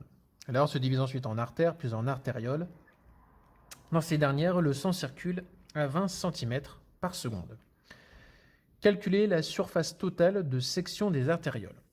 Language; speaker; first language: French; native; French